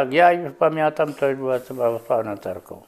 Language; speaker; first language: Polish; non-native, local second language; Rusyn